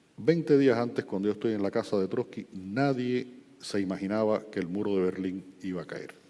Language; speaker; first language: Spanish; native; Spanish